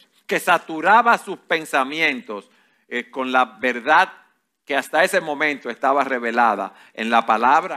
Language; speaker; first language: Spanish; native; Spanish